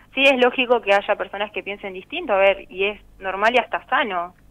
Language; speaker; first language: Spanish; native; Spanish